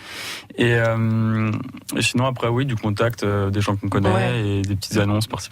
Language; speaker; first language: French; native; French